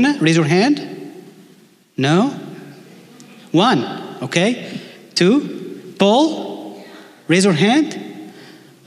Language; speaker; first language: English; non-native, fluent; Arabic